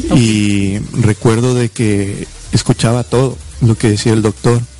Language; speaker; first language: Spanish; native; Spanish